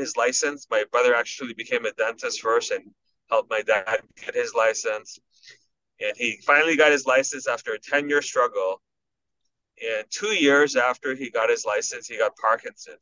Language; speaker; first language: English; native; English